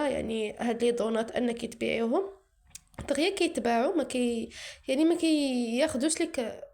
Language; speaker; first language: Arabic; native; Arabic